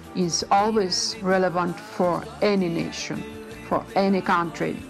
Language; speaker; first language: English; non-native, fluent; Ukrainian